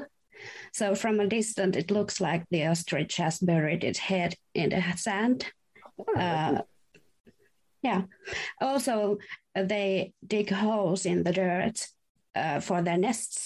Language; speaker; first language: English; non-native, fluent; Finnish